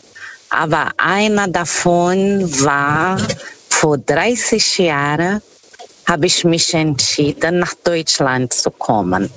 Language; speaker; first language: German; non-native, fluent; Portuguese